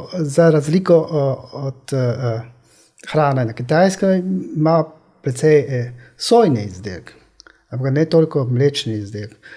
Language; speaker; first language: Slovenian; non-native, fluent; Chinese